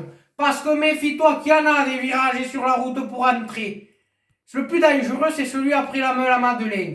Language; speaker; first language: French; native; French